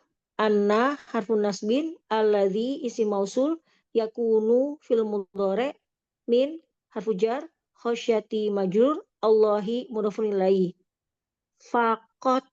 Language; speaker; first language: Arabic; non-native, learner; Indonesian